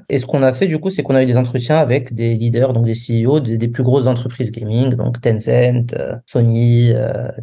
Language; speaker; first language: French; non-native, local second language; Arabic